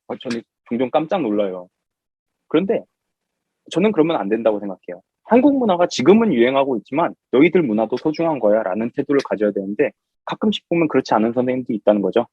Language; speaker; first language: Korean; native; Korean